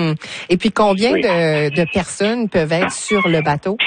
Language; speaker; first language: French; native; French